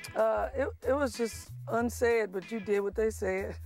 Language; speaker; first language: English; native; English